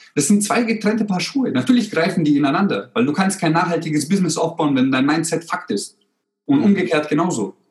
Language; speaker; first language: German; early bilingual, other home language; Croatian